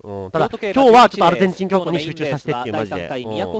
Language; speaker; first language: Japanese; native; Japanese